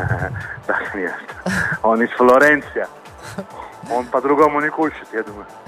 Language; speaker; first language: Russian; non-native, learner; Italian